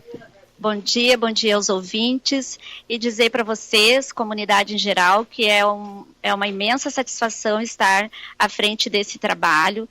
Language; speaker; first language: Portuguese; native; Portuguese